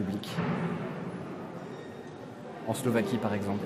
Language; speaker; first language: French; native; French